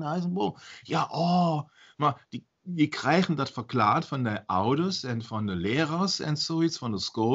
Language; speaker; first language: Dutch; non-native, learner; German